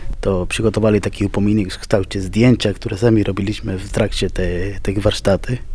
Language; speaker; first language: Polish; non-native, fluent; Spanish